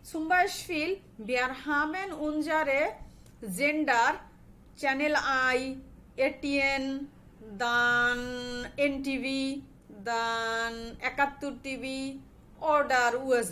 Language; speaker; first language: German; non-native, learner; Bangla